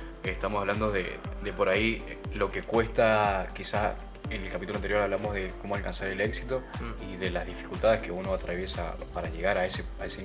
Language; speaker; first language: Spanish; native; Spanish